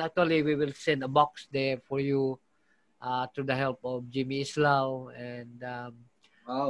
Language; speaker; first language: English; non-native, local second language; Filipino